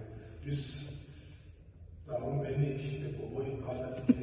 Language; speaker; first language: Dutch; non-native, learner; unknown